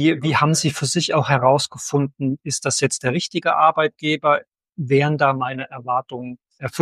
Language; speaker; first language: German; native; German